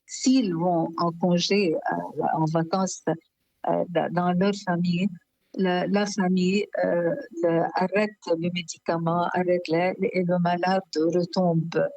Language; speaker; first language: French; non-native, local second language; Arabic